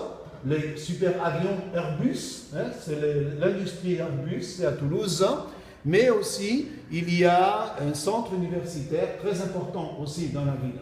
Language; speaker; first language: French; non-native, fluent; Spanish